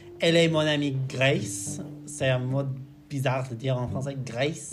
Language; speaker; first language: French; non-native, learner; English